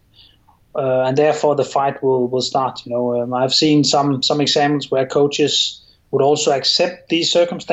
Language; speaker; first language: English; non-native, fluent; Danish